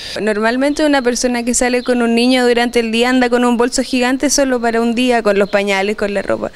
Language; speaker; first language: Spanish; native; Spanish